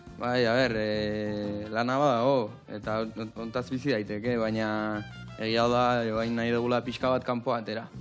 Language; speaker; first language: Basque; native; Basque